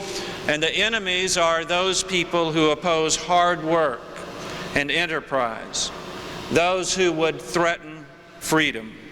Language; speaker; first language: English; native; English